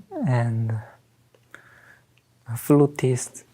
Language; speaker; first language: English; non-native, learner; Korean